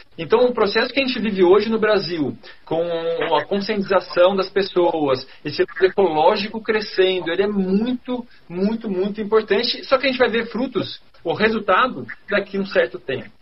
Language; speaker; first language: Portuguese; native; Portuguese